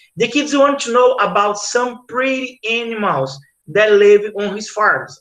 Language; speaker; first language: English; non-native, fluent; Portuguese